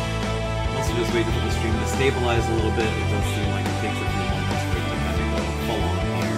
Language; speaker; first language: English; native; English